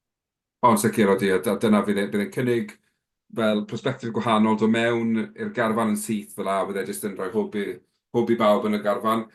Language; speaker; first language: Welsh; native; Welsh